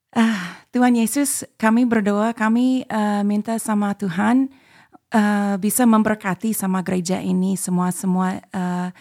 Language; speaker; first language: Indonesian; non-native, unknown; English